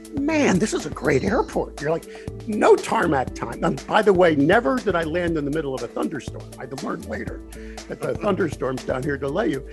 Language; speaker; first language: English; native; English